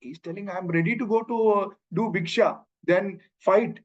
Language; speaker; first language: English; non-native, local second language; Malayalam